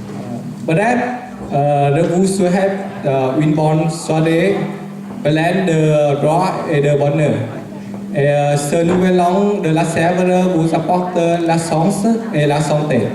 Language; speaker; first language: French; non-native, fluent; Vietnamese